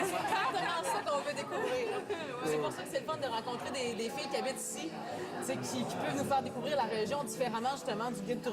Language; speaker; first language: French; native; French